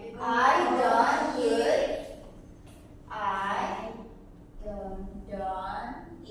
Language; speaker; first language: English; non-native, learner; Indonesian